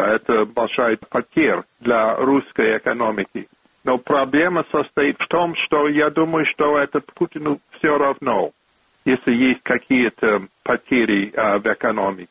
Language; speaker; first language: Russian; non-native, fluent; English